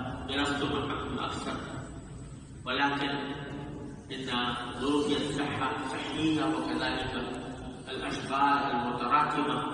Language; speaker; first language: Arabic; non-native, fluent; Urdu